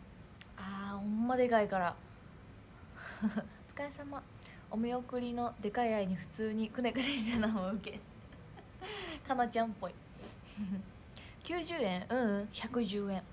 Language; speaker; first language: Japanese; native; Japanese